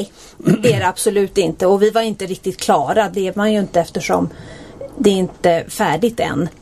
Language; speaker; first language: Swedish; native; Swedish